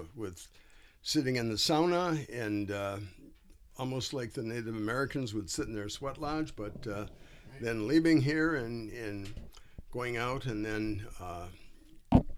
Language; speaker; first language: English; native; English